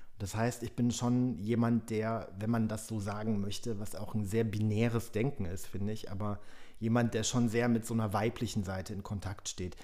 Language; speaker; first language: German; early bilingual, other home language; Polish